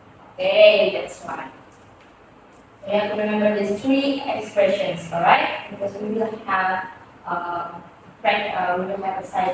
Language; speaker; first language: English; non-native, fluent; Indonesian